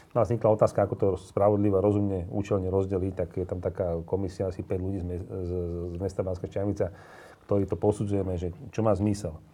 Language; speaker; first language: Slovak; native; Slovak